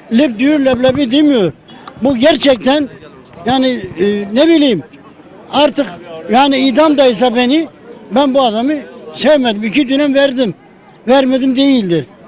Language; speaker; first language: Turkish; non-native, local second language; Kurdish